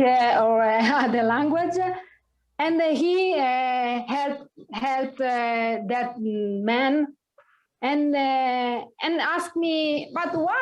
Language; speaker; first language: English; non-native, learner; Italian